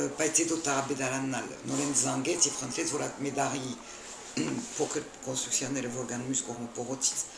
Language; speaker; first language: Armenian; early bilingual, heritage; Armenian